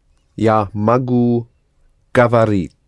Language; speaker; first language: Russian; non-native, learner; English